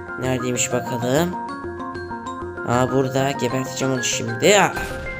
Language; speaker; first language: Turkish; native; Turkish